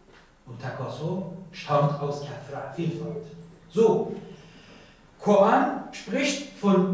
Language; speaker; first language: German; non-native, learner; Persian